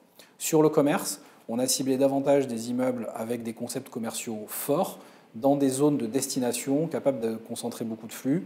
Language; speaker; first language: French; native; French